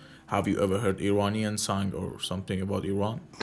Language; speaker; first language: English; non-native, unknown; Persian